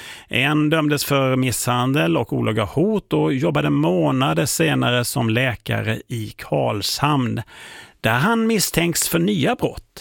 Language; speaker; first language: Swedish; native; Swedish